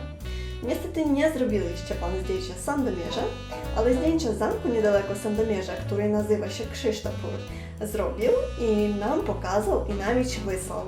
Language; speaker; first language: Polish; non-native, learner; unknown